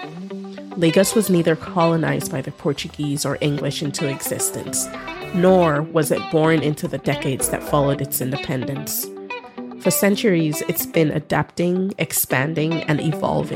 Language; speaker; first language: English; non-native, local second language; Yoruba